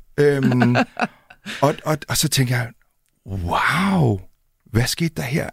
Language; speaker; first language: Danish; early bilingual, other home language; Indonesian